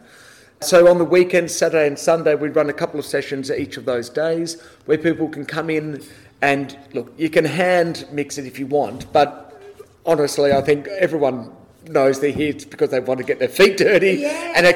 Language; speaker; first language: English; native; English